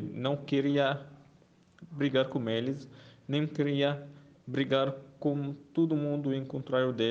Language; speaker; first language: Portuguese; non-native, fluent; Arabic